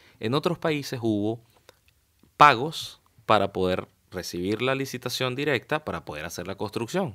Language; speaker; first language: Spanish; native; Spanish